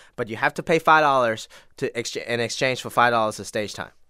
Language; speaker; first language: English; non-native, local second language; Cantonese